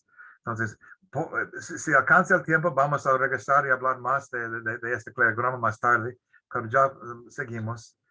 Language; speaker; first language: Spanish; non-native, fluent; English